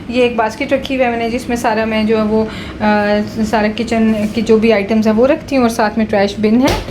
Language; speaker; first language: Urdu; native; Urdu